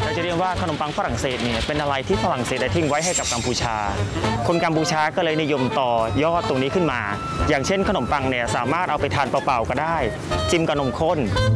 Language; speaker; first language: Thai; non-native, fluent; Khmer